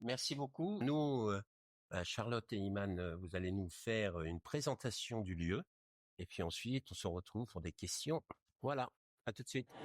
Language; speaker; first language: French; native; French